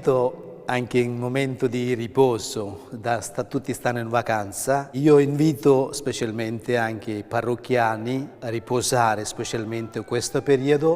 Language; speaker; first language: Italian; non-native, fluent; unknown